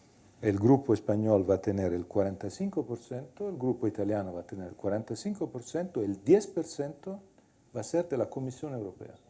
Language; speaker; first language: Spanish; non-native, fluent; Italian